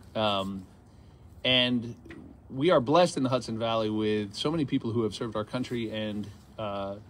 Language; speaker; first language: English; native; English